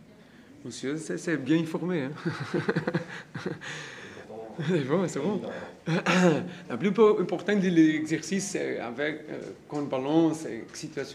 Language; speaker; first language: French; non-native, learner; Portuguese